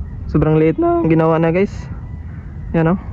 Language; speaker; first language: Filipino; native; Filipino